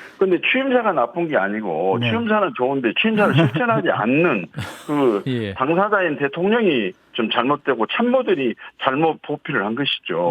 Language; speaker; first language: Korean; native; Korean